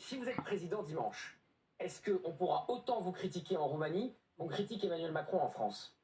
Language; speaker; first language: French; native; French